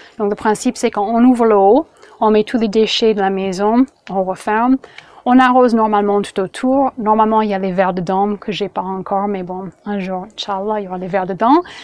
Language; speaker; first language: French; non-native, fluent; English